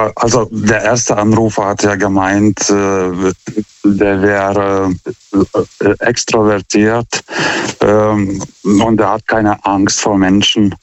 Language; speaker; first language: German; non-native, fluent; Lithuanian